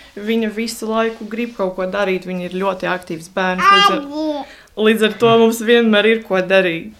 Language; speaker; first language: Latvian; non-native, local second language; Russian